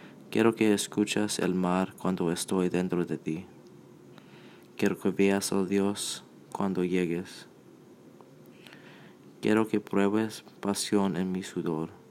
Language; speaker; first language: Spanish; non-native, learner; English